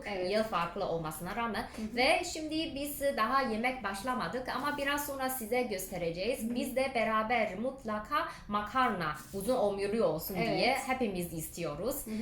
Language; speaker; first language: Turkish; non-native, fluent; Chinese